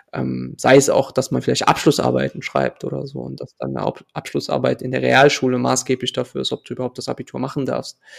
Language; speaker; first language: German; early bilingual, other home language; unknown